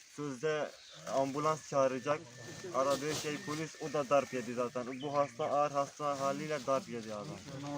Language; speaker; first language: Turkish; non-native, fluent; Arabic